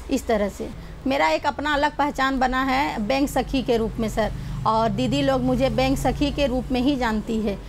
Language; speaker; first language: Hindi; native; Hindi